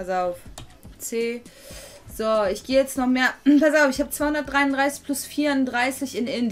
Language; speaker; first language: German; native; German